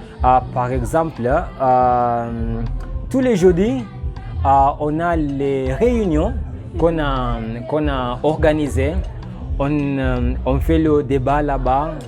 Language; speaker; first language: French; non-native, learner; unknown